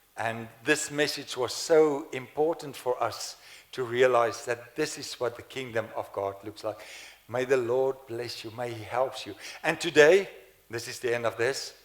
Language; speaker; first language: English; non-native, local second language; Afrikaans